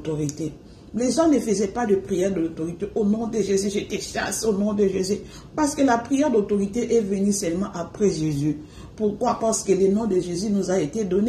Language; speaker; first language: French; non-native, local second language; Lingala